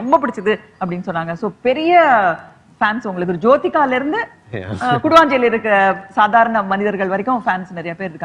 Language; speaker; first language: Tamil; native; Tamil